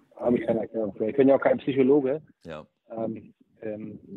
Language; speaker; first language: German; native; German